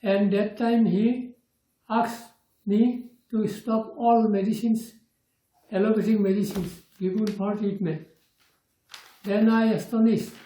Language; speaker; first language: English; non-native, local second language; Assamese